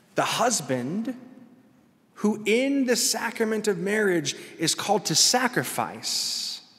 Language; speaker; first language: English; native; English